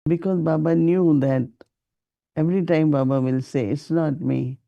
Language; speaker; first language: English; non-native, local second language; Hindi